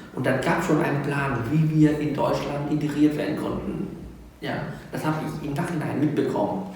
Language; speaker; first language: German; non-native, fluent; Vietnamese